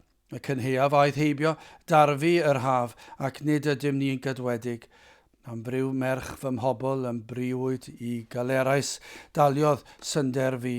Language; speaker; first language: Welsh; native; Welsh